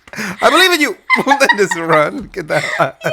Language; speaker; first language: English; native; English